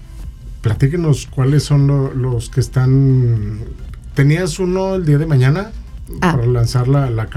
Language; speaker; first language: Spanish; native; Spanish